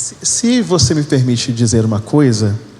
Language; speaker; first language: Portuguese; early bilingual, other home language; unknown